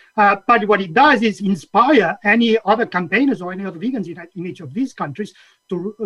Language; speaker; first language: English; non-native, fluent; Catalan